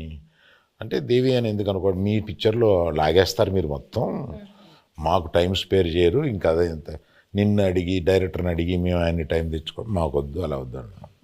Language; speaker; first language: Telugu; native; Telugu